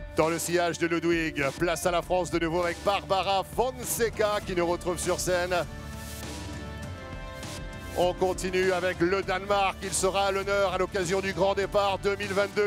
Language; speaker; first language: French; native; French